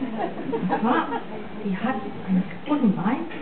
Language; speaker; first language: German; non-native, fluent; English